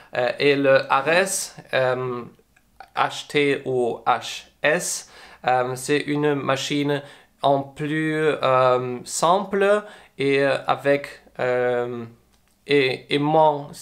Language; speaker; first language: French; non-native, learner; English